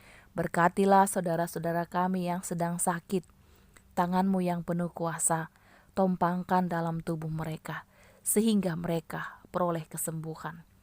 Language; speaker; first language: Malay; native; Malay